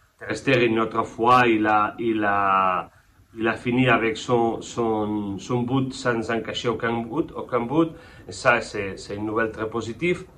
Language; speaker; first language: French; non-native, fluent; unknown